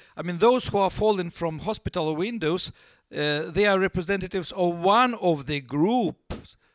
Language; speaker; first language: English; non-native, fluent; Russian